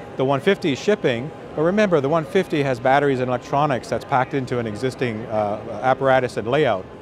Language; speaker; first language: English; native; English